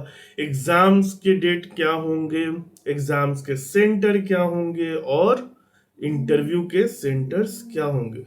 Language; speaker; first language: Hindi; native; Hindi